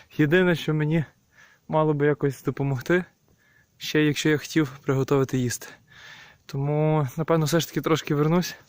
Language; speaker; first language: Ukrainian; native; Ukrainian